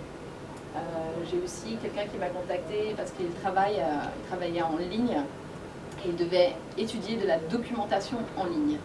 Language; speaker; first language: French; native; French